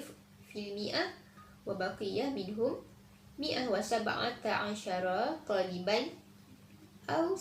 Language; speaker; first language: Arabic; non-native, learner; Malay